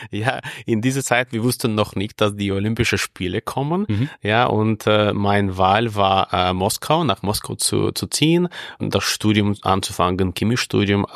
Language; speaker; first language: German; non-native, fluent; Russian